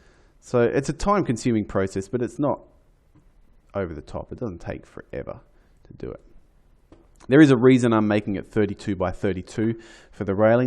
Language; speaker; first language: English; native; English